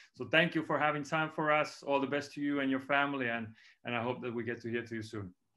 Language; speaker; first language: English; non-native, fluent; Estonian